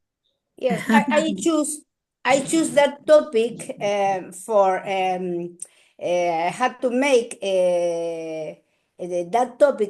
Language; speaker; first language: English; non-native, learner; Spanish